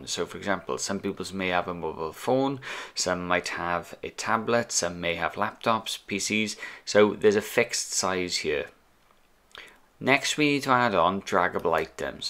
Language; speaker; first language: English; native; English